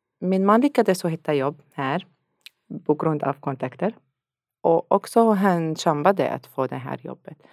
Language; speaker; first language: Swedish; non-native, learner; Arabic